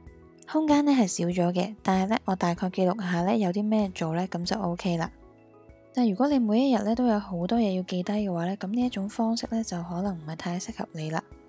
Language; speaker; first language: Chinese; non-native, local second language; Cantonese